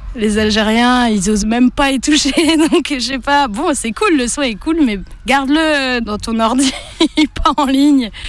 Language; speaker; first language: French; native; French